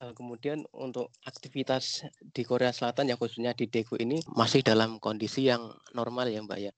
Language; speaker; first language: Indonesian; native; Indonesian